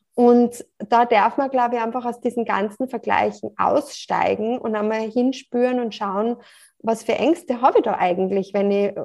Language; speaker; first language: German; native; German